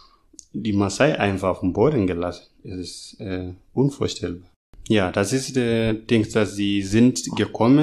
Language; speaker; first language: German; non-native, learner; Masai